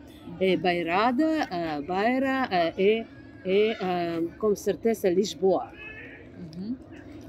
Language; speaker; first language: Portuguese; non-native, learner; English